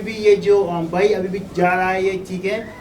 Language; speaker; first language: Hindi; non-native, learner; Arabic